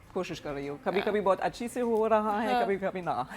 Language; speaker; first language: Hindi; non-native, learner; German